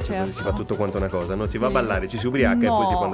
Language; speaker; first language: Italian; native; Italian